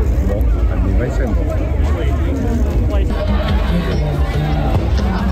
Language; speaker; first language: Thai; non-native, learner; Korean